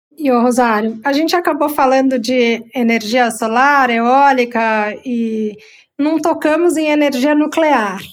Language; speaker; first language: Portuguese; native; Portuguese